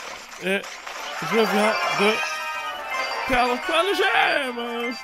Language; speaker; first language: French; native; French